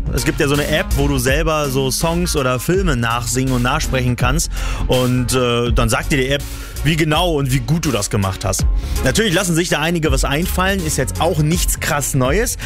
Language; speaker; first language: German; native; German